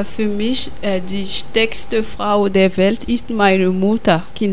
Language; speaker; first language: German; non-native, learner; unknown